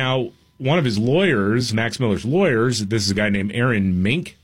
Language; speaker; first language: English; native; English